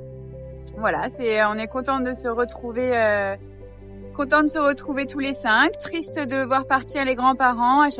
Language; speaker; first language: French; native; French